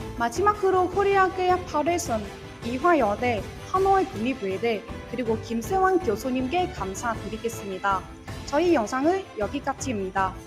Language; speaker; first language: Korean; non-native, learner; Vietnamese